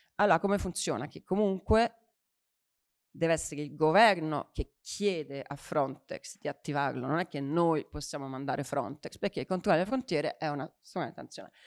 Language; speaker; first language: Italian; native; Italian